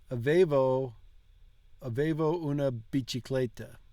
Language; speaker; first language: Italian; non-native, learner; English